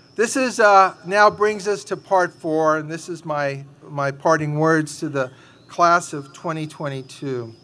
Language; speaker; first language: English; early bilingual, other home language; Spanish